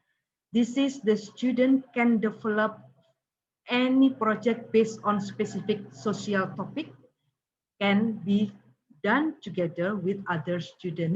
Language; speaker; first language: English; non-native, learner; Indonesian